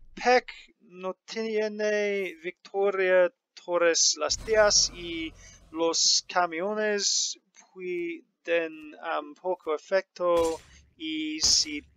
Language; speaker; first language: Spanish; non-native, learner; English